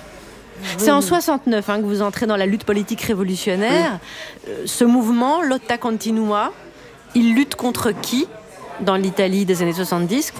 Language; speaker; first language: French; native; French